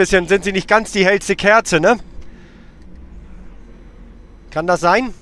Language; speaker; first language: German; native; German